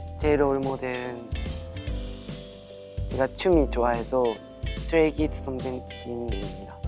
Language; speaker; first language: Korean; non-native, learner; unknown